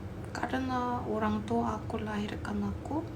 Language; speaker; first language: Indonesian; non-native, fluent; Korean